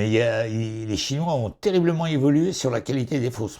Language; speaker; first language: French; native; French